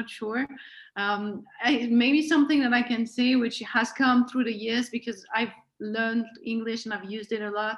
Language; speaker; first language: English; non-native, fluent; French